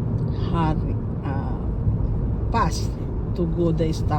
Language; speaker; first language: English; non-native, local second language; Waray